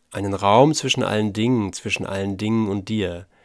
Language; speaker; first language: German; native; German